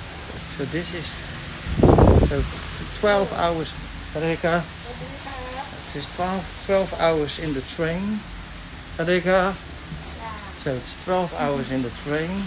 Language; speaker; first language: English; non-native, learner; Dutch